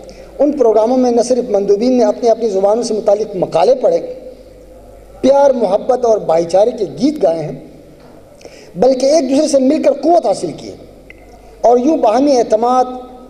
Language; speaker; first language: Urdu; non-native, local second language; Northern Hindko